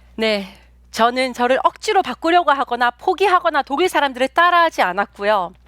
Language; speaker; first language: Korean; native; Korean